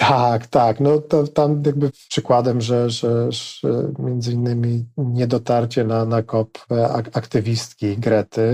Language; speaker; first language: Polish; native; Polish